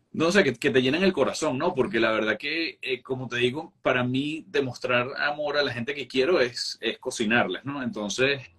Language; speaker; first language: Spanish; native; Spanish